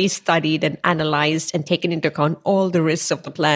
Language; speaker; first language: English; non-native, local second language; Tamil